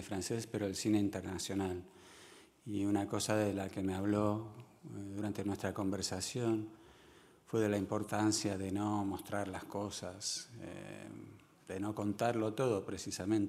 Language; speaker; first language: Spanish; early bilingual, other home language; English